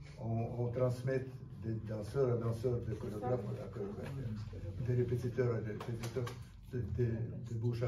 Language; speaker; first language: French; non-native, fluent; Russian